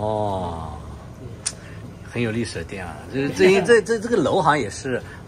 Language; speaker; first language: Chinese; native; Chinese